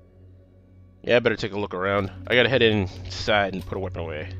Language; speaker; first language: English; native; English